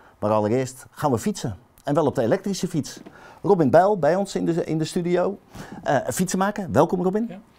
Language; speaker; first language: Dutch; native; Dutch